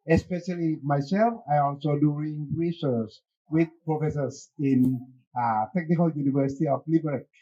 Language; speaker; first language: English; non-native, fluent; Thai